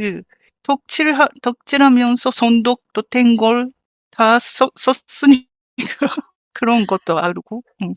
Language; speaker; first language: Korean; non-native, learner; Japanese